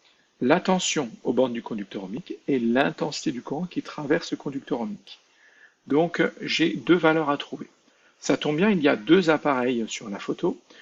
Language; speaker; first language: French; native; French